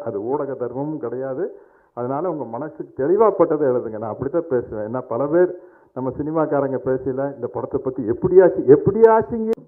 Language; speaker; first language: Tamil; native; Tamil